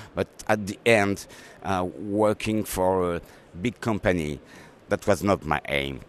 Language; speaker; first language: English; non-native, learner; French